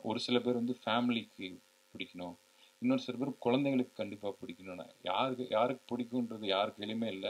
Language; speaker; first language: Tamil; native; Tamil